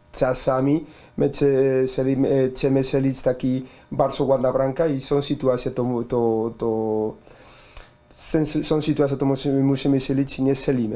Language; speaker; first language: Polish; non-native, learner; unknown